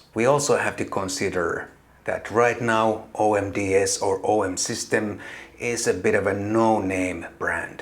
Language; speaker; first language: English; non-native, fluent; Finnish